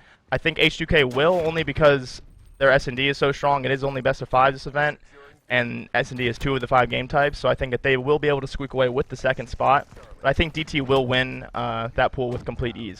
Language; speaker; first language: English; native; English